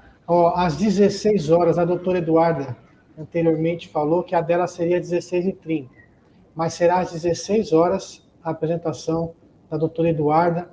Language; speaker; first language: Portuguese; native; Portuguese